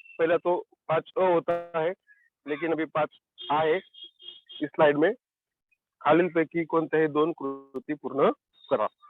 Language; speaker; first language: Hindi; non-native, local second language; Marathi